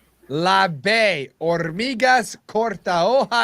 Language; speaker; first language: Spanish; non-native, learner; English